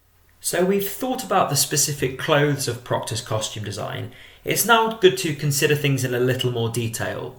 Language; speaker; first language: English; native; English